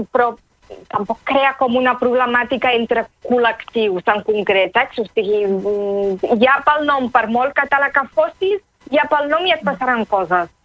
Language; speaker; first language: Catalan; early bilingual, other home language; Arabic